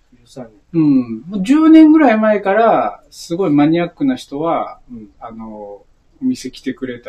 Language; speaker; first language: Japanese; native; Japanese